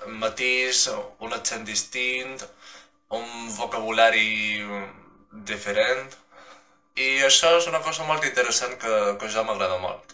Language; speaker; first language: Catalan; non-native, local second language; Spanish